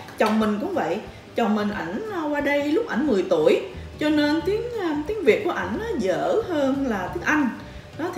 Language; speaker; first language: Vietnamese; early bilingual, heritage; Vietnamese